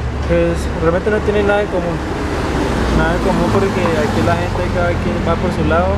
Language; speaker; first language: Spanish; native; Spanish